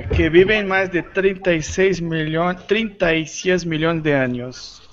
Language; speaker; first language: Spanish; non-native, learner; Portuguese